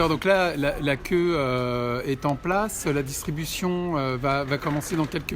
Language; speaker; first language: French; native; French